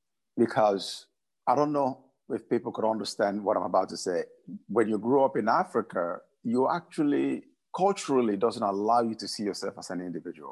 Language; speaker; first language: English; non-native, local second language; Igbo